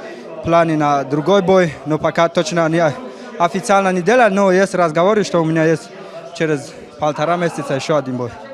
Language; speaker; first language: Russian; non-native, fluent; Tajik